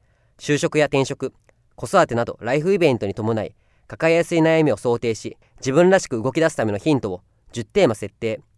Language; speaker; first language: Japanese; native; Japanese